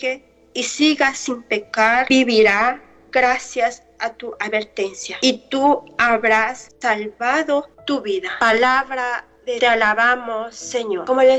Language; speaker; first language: Spanish; non-native, local second language; Mixtepec Mixtec